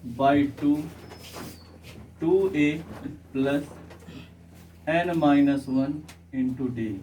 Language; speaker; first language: Hindi; native; Hindi